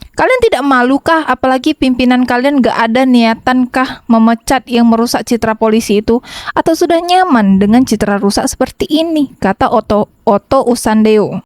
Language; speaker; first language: Indonesian; native; Indonesian